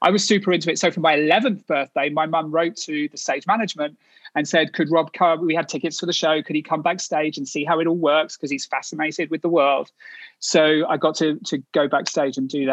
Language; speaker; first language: English; native; English